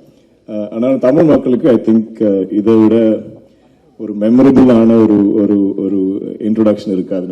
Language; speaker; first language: Tamil; non-native, local second language; Malayalam